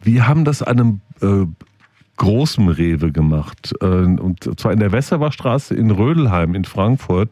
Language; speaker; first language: German; native; German